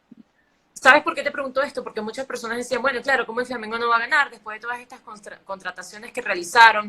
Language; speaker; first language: Spanish; native; Spanish